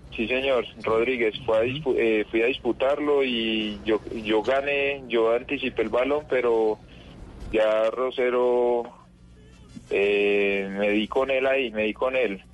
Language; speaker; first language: Spanish; native; Spanish